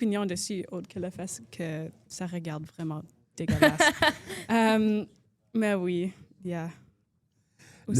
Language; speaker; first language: French; non-native, local second language; English